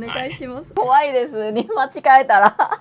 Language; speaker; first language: Japanese; non-native, fluent; Cantonese